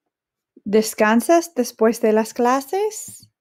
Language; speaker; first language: Spanish; non-native, fluent; English